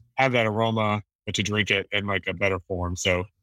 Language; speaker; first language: English; native; English